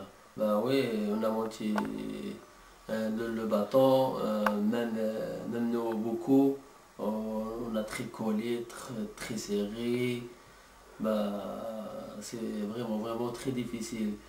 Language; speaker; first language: French; non-native, learner; Arabic